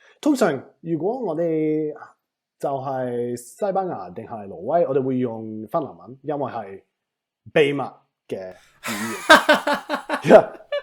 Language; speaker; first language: Cantonese; non-native, fluent; Swedish